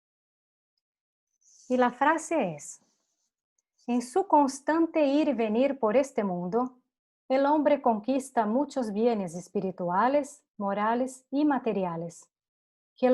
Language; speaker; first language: Spanish; non-native, fluent; Portuguese